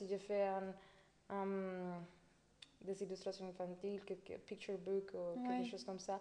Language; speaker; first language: French; non-native, fluent; Spanish